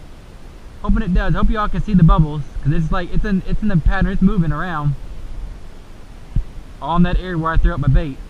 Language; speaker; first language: English; native; English